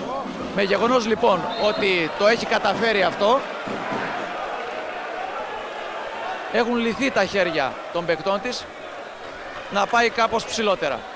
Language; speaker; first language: Greek; native; Greek